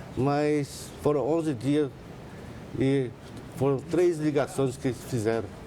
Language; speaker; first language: Portuguese; early bilingual, other home language; Japanese